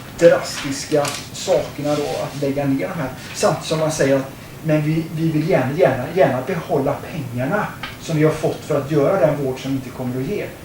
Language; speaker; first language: Swedish; native; Swedish